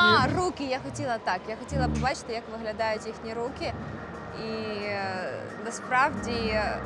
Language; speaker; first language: Ukrainian; native; Ukrainian